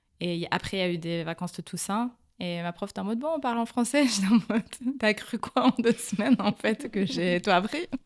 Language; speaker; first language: French; non-native, fluent; Persian